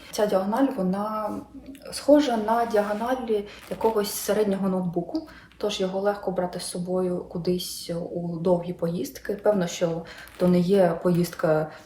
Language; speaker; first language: Ukrainian; native; Ukrainian